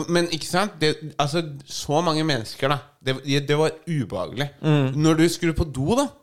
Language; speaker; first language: Norwegian; native; Norwegian